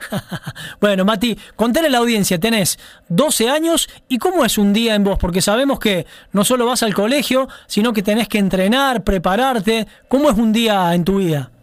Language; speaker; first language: Spanish; native; Spanish